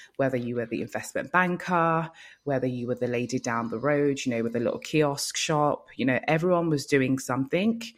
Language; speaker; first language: English; early bilingual, other home language; Yoruba